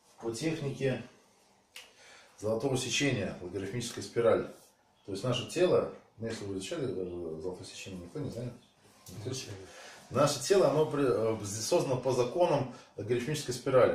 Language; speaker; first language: Russian; native; Russian